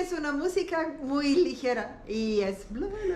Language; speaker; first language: Spanish; non-native, learner; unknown